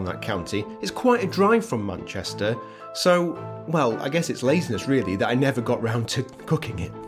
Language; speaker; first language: English; native; English